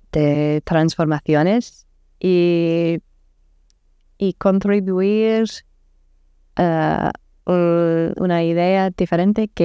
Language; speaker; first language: Spanish; non-native, learner; English